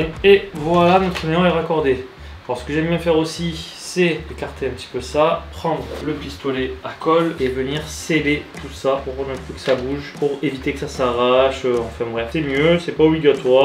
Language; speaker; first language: French; native; French